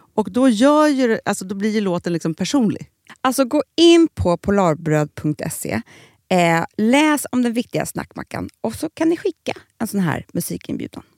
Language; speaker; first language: Swedish; native; Swedish